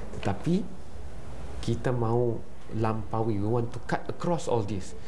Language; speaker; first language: English; non-native, local second language; Malay